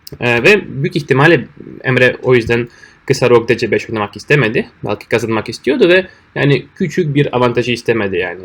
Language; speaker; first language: Turkish; non-native, fluent; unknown